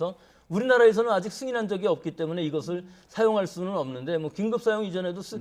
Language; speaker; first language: Korean; native; Korean